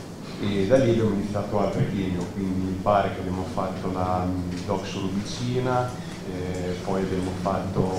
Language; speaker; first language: Italian; native; Italian